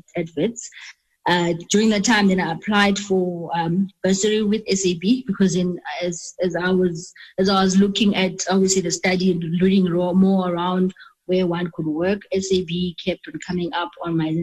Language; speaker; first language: English; non-native, local second language; Xhosa